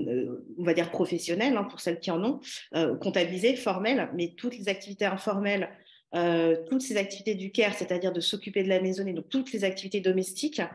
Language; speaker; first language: French; native; French